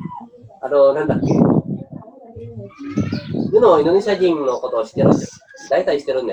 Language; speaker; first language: Japanese; non-native, learner; Indonesian